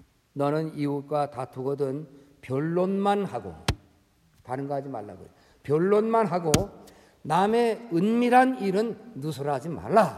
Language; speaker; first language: Korean; native; Korean